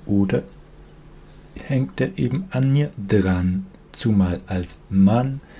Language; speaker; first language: German; native; German